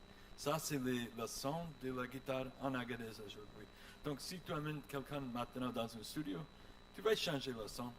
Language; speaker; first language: French; non-native, learner; English